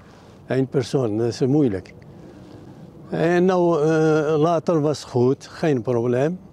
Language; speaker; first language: Dutch; non-native, learner; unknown